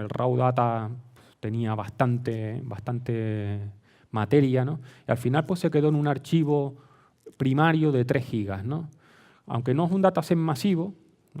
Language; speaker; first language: Spanish; native; Spanish